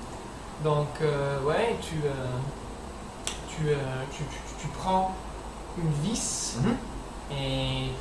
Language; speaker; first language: French; non-native, learner; English